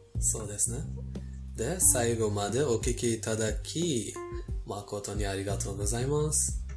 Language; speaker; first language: Japanese; non-native, fluent; Persian